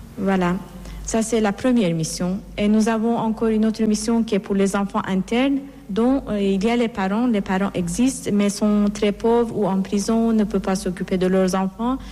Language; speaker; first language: French; non-native, fluent; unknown